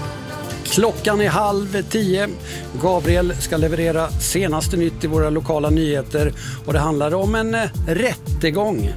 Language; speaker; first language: Swedish; native; Swedish